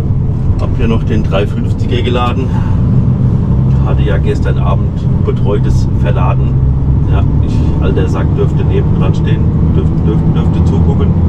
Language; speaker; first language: German; native; German